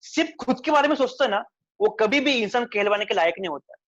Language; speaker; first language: Hindi; non-native, local second language; Marathi